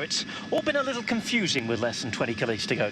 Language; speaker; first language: English; native; English